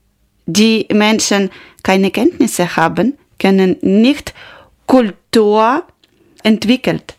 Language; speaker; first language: German; non-native, learner; Ukrainian